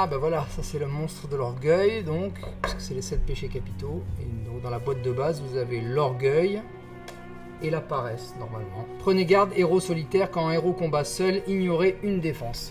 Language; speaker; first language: French; native; French